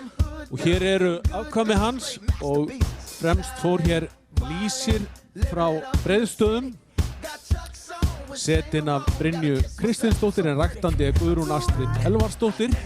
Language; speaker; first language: Icelandic; native; Icelandic